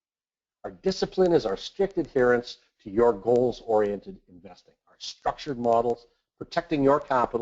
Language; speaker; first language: English; native; English